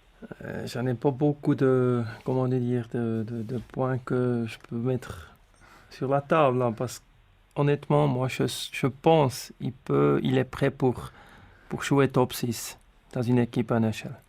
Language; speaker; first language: French; non-native, local second language; Swiss German